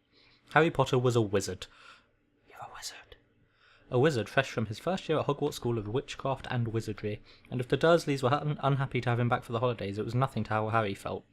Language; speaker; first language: English; native; English